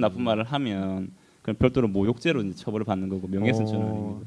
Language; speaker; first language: Korean; native; Korean